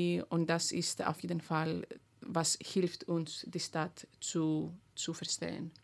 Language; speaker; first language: German; non-native, fluent; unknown